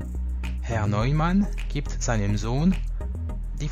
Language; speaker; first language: German; non-native, fluent; French